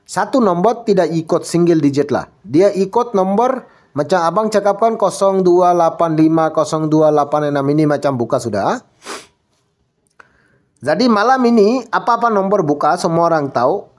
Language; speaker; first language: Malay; non-native, learner; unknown